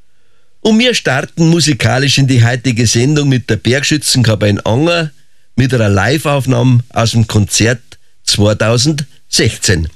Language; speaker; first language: German; native; German